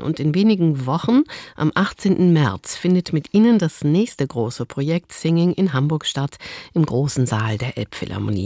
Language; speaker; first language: German; native; German